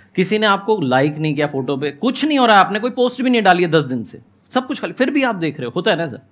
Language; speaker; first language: Hindi; native; Hindi